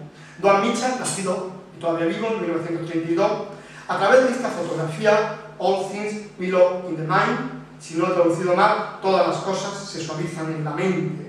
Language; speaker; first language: Spanish; native; Spanish